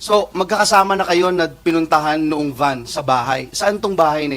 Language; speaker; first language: Filipino; native; Filipino